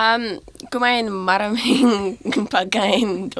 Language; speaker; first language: Filipino; non-native, learner; English